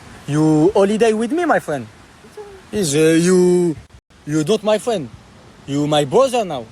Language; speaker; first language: English; non-native, learner; French